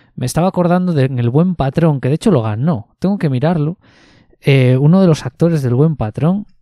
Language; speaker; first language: Spanish; native; Spanish